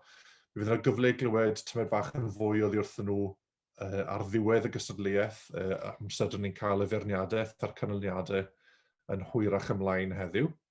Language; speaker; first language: Welsh; native; Welsh